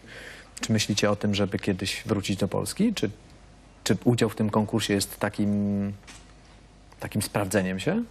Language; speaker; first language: Polish; native; Polish